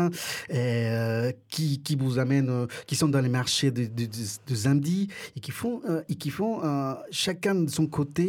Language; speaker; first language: French; non-native, fluent; Spanish